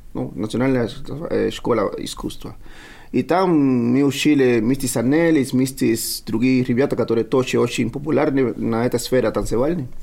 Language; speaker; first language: Russian; non-native, fluent; Spanish